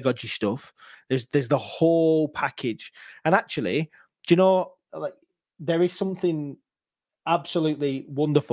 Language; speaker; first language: English; native; English